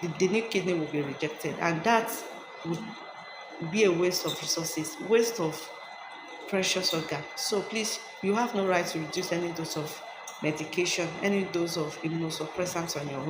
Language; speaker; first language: English; non-native, local second language; Yoruba